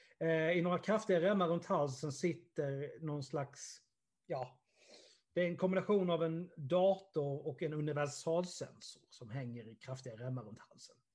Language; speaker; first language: Swedish; native; Swedish